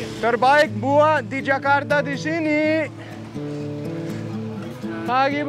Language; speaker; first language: Indonesian; non-native, learner; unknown